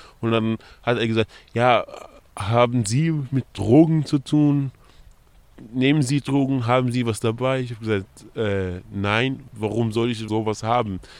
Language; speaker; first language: German; non-native, fluent; Arabic